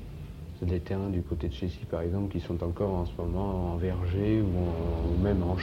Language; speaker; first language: French; native; French